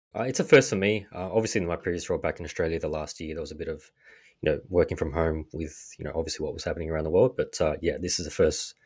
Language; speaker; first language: English; native; English